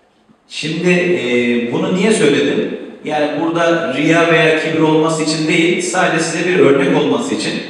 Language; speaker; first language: Turkish; native; Turkish